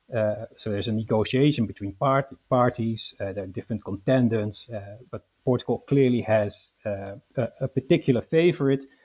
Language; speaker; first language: English; non-native, fluent; Dutch